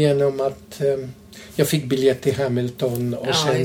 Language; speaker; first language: Swedish; non-native, fluent; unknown